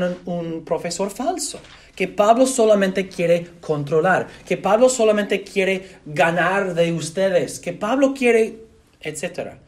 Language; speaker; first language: Spanish; non-native, fluent; English